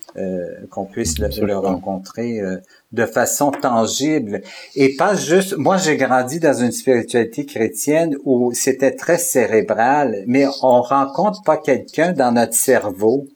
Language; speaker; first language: French; native; French